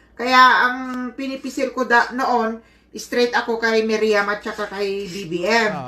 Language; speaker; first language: Filipino; non-native, local second language; Iloko